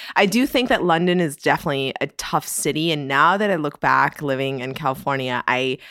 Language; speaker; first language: English; early bilingual, other home language; Persian